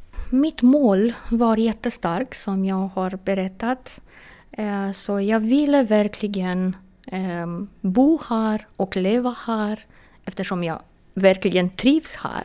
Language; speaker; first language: Swedish; non-native, fluent; Romanian